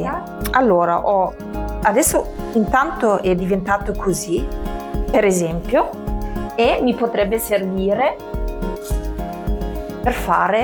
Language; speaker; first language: Italian; non-native, fluent; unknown